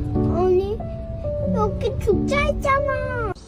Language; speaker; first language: Korean; early bilingual, heritage; Korean